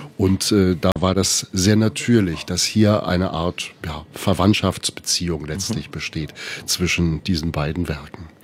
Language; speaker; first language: German; native; German